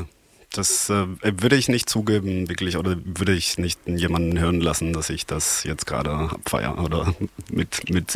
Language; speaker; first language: German; non-native, fluent; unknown